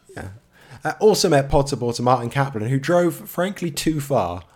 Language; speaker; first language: English; native; English